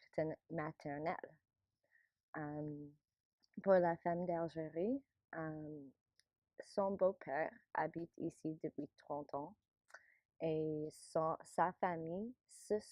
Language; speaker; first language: French; non-native, learner; English